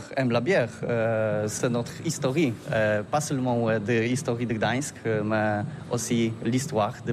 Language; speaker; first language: French; non-native, learner; Polish